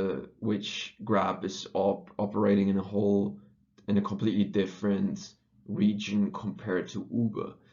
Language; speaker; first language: English; non-native, fluent; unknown